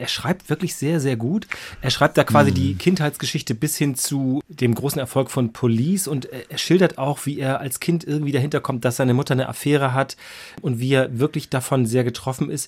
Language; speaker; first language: German; native; German